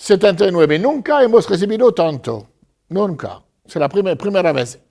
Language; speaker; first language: Spanish; non-native, fluent; French